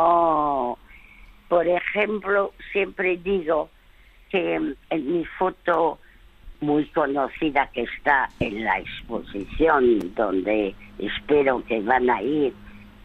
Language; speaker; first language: Spanish; early bilingual, other home language; French